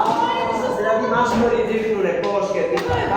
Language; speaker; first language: Greek; non-native, learner; Urdu